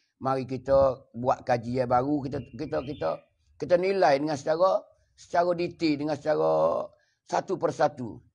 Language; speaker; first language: Malay; native; Malay